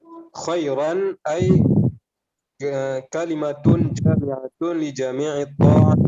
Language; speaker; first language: Arabic; non-native, learner; Indonesian